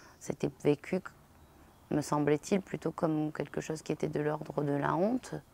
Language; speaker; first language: French; native; French